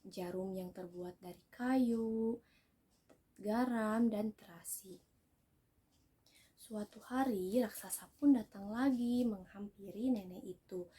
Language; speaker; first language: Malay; non-native, local second language; Sundanese